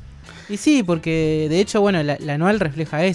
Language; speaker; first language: Spanish; native; Spanish